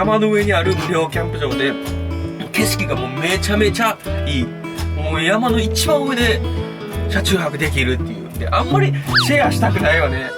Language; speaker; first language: Japanese; native; Japanese